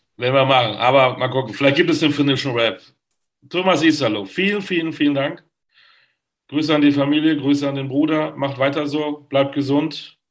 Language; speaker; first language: German; native; German